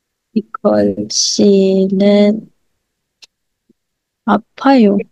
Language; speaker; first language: Korean; non-native, learner; Filipino